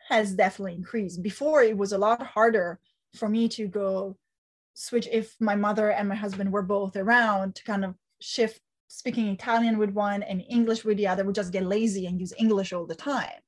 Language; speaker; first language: English; non-native, fluent; Italian